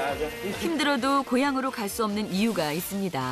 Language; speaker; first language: Korean; native; Korean